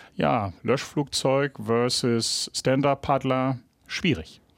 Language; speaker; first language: German; native; German